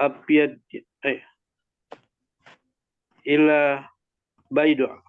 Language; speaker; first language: Arabic; non-native, learner; Indonesian